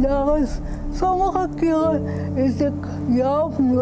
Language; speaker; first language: Dutch; non-native, learner; Afrikaans